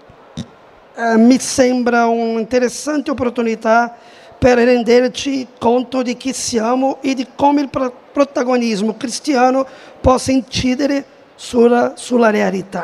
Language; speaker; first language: Italian; non-native, fluent; Portuguese